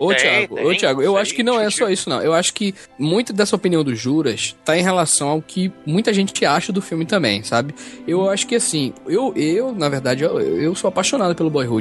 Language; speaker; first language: Portuguese; native; Portuguese